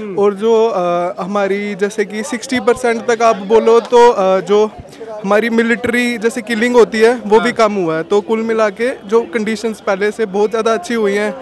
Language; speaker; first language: Hindi; native; Hindi